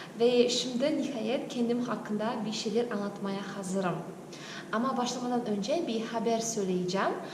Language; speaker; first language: Turkish; non-native, fluent; Kazakh